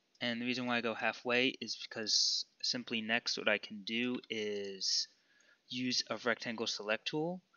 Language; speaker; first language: English; native; English